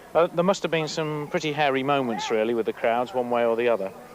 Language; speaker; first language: English; native; English